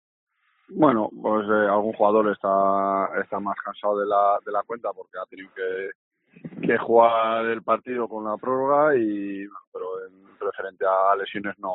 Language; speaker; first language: Spanish; native; Spanish